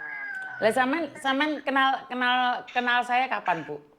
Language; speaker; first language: Indonesian; native; Indonesian